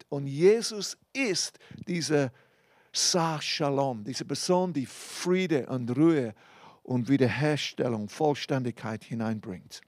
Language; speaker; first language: German; non-native, fluent; English